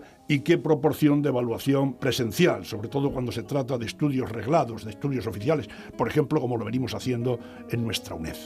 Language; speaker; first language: Spanish; native; Spanish